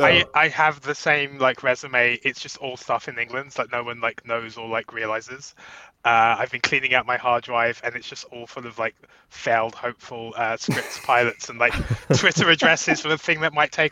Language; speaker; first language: English; native; English